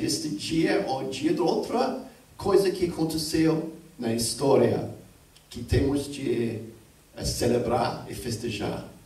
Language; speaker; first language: Portuguese; non-native, fluent; English